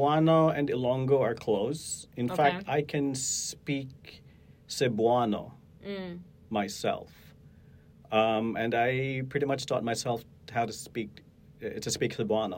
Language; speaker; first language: English; non-native, local second language; Hiligaynon